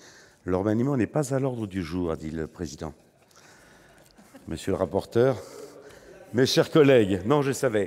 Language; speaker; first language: French; native; French